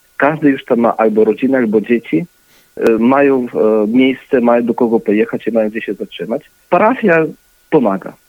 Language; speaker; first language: Polish; early bilingual, heritage; Polish